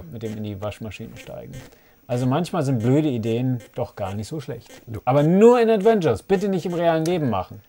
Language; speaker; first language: German; native; German